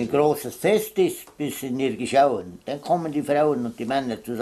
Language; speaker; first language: German; non-native, learner; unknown